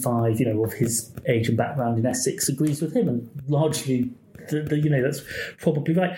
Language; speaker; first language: English; native; English